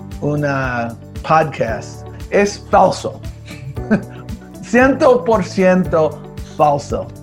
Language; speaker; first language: Spanish; early bilingual, heritage; Spanish